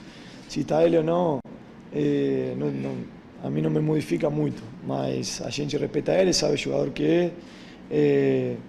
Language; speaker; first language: Portuguese; non-native, fluent; Spanish